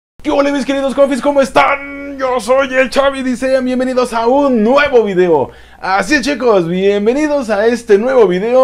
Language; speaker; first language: Spanish; native; Spanish